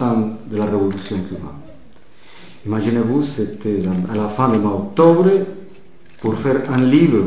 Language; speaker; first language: French; non-native, fluent; Spanish